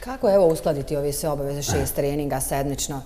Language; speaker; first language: Serbian; native; Serbian